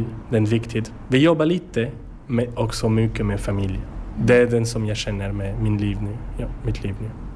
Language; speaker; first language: Swedish; non-native, learner; French